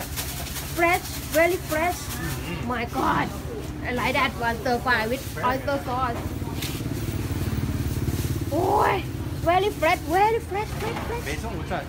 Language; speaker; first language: English; non-native, learner; Thai